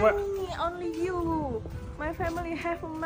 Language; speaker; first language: English; non-native, learner; Indonesian